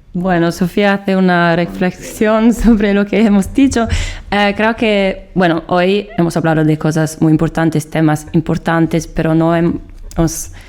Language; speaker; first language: Spanish; non-native, fluent; Italian